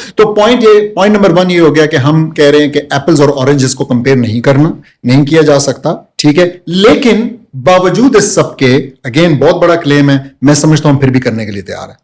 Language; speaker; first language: Urdu; early bilingual, heritage; Urdu